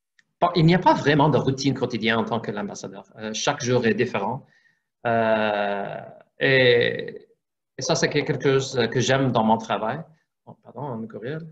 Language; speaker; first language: French; non-native, fluent; English